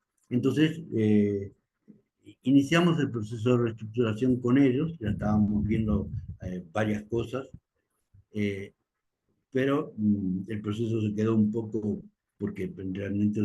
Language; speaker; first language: Spanish; native; Spanish